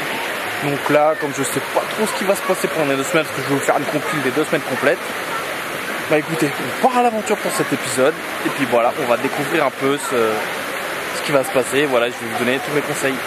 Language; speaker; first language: French; native; French